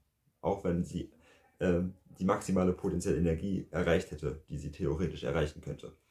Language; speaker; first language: German; native; German